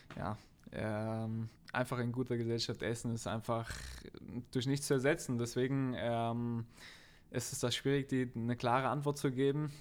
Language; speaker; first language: German; native; German